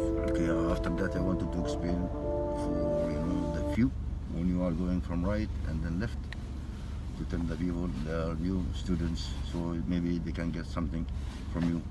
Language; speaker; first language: English; non-native, local second language; Arabic